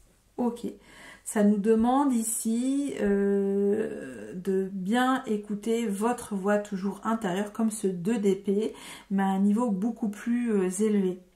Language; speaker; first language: French; native; French